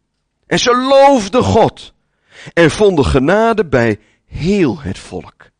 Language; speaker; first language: Dutch; native; Dutch